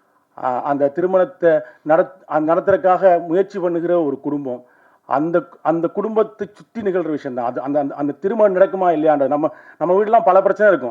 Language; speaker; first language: Tamil; native; Tamil